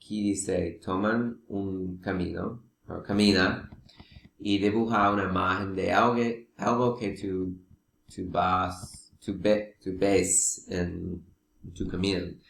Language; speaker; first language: Spanish; non-native, learner; English